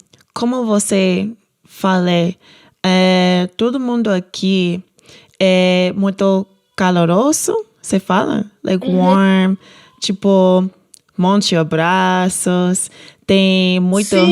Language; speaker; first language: Portuguese; non-native, learner; English